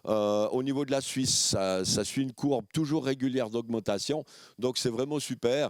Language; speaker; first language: French; native; French